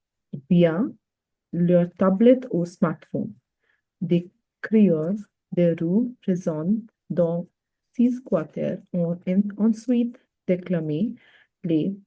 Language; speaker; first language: French; non-native, learner; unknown